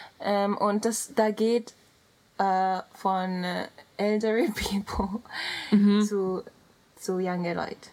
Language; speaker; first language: German; non-native, learner; Japanese